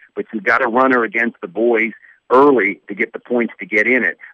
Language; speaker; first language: English; native; English